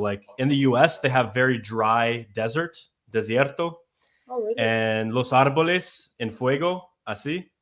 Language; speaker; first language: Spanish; non-native, learner; English